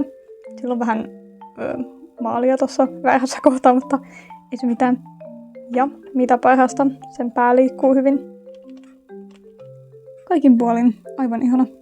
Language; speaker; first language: Finnish; native; Finnish